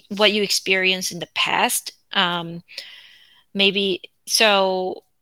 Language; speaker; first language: English; non-native, fluent; Korean